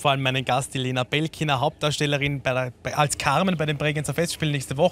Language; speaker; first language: German; native; German